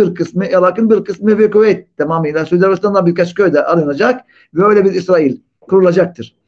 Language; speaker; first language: Turkish; non-native, fluent; Arabic